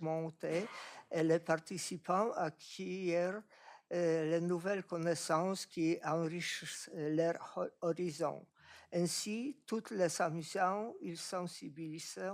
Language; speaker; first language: French; non-native, fluent; Polish